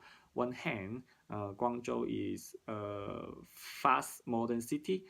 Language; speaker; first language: English; non-native, learner; Cantonese